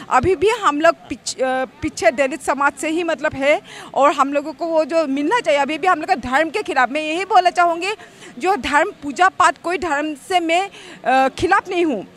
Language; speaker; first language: Hindi; non-native, local second language; Assamese